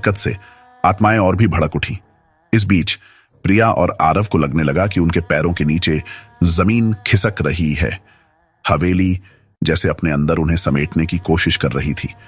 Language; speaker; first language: Hindi; native; Hindi